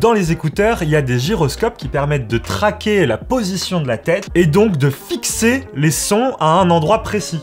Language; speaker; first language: French; native; French